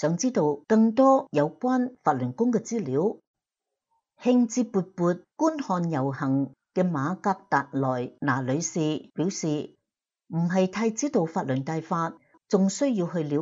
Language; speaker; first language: Chinese; non-native, local second language; Cantonese